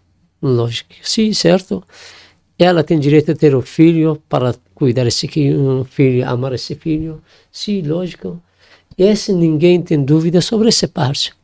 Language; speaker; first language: Portuguese; non-native, learner; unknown